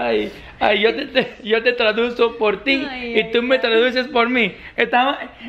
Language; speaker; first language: Spanish; non-native, learner; English